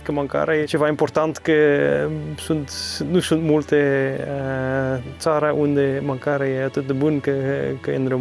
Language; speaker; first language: Romanian; non-native, learner; Dutch